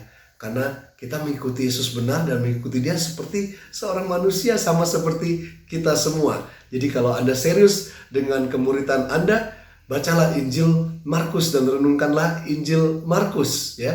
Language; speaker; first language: Indonesian; native; Indonesian